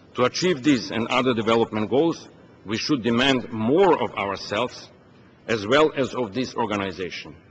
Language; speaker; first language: English; non-native, fluent; Macedonian